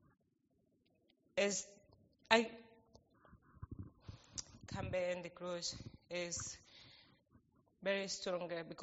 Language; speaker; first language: English; non-native, learner; Spanish